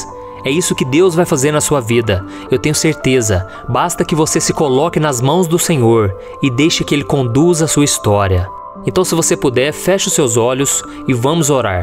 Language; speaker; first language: Portuguese; native; Portuguese